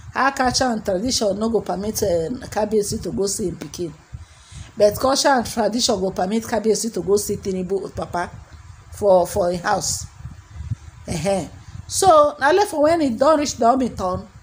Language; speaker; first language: Nigerian Pidgin; native; Nigerian Pidgin